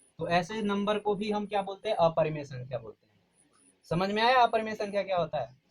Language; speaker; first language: Hindi; native; Hindi